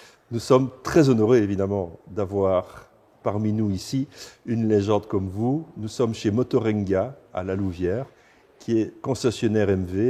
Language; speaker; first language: French; native; French